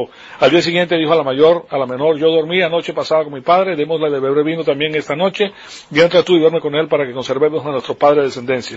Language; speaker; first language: Spanish; native; Spanish